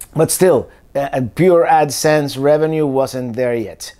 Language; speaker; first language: English; non-native, fluent; Spanish